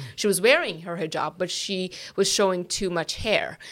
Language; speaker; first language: English; non-native, fluent; Persian